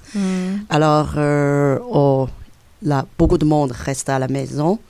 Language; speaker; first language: French; non-native, fluent; Chinese